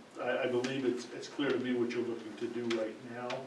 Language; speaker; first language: English; native; English